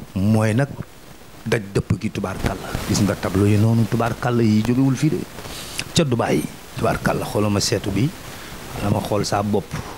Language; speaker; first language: Wolof; native; Wolof